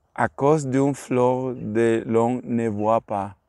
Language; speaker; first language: French; non-native, learner; Spanish